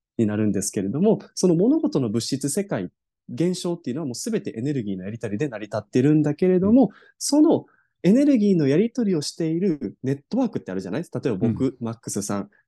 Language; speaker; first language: Japanese; native; Japanese